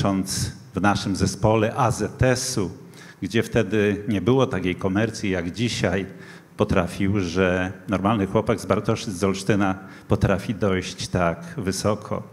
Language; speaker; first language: Polish; native; Polish